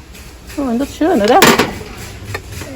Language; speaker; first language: German; non-native, learner; Cebuano